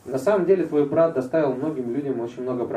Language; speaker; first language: Russian; native; Russian